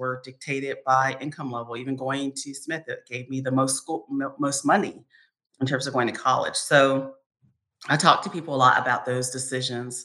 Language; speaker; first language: English; native; English